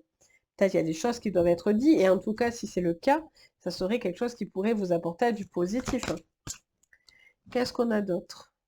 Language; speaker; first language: French; native; French